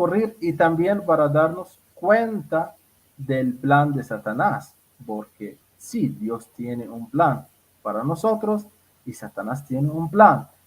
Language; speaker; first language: Spanish; non-native, fluent; Arabic